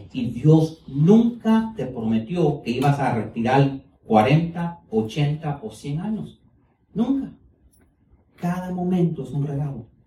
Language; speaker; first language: Spanish; early bilingual, heritage; Spanish